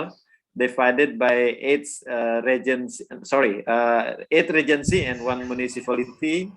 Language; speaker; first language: English; non-native, learner; Indonesian